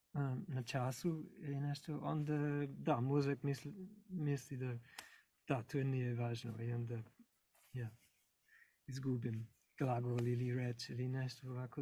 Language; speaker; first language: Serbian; non-native, learner; English